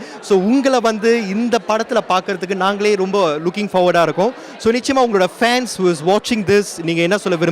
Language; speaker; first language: Tamil; native; Tamil